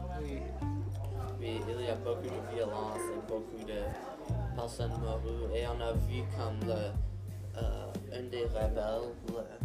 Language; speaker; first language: French; non-native, learner; English